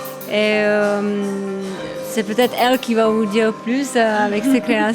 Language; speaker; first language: French; non-native, fluent; Czech